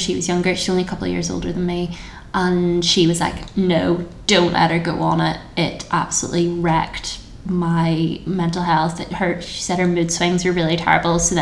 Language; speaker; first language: English; native; English